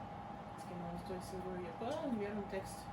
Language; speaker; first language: Spanish; early bilingual, heritage; Spanish